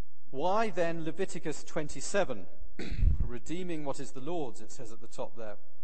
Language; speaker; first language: English; native; English